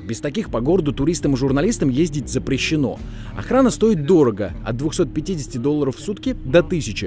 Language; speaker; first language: Russian; native; Russian